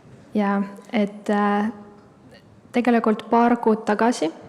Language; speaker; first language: Estonian; non-native, local second language; Russian